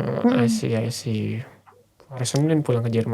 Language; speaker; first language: Indonesian; native; Indonesian